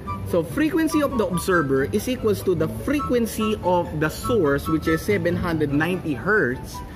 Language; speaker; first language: English; non-native, local second language; Filipino